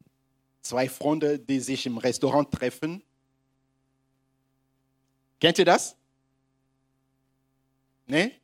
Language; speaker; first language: German; non-native, fluent; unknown